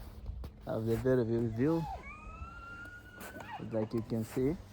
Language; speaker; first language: English; non-native, learner; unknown